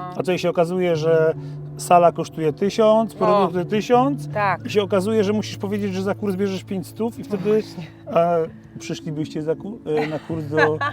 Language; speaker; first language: Polish; native; Polish